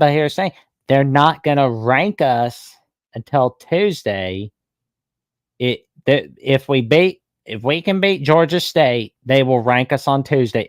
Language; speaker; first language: English; native; English